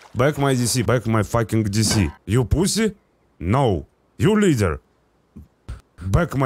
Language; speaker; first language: English; non-native, learner; Russian